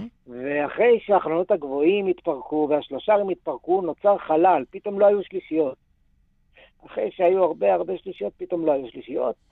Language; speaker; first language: Hebrew; native; Hebrew